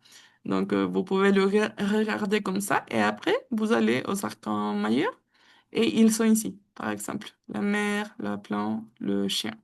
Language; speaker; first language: French; non-native, learner; Spanish